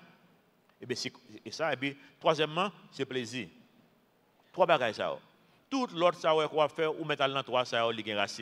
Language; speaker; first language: French; non-native, local second language; Haitian Creole